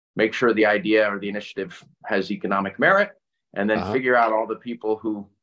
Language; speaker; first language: English; native; English